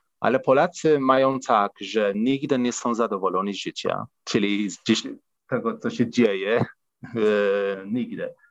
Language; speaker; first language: Polish; non-native, fluent; Persian